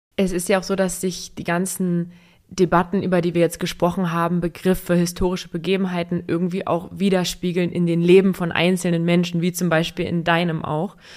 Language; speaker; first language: German; native; German